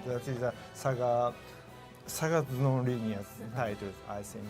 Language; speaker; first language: English; non-native, learner; Japanese